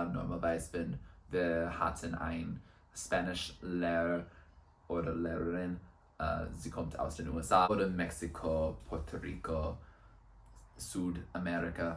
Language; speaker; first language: German; non-native, learner; English